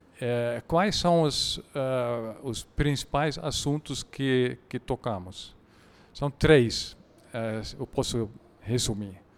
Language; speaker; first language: Portuguese; non-native, fluent; Dutch